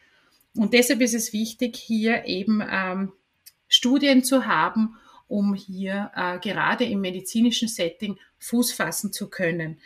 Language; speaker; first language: German; native; German